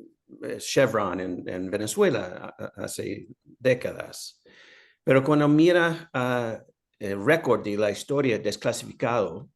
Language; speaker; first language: Spanish; non-native, fluent; English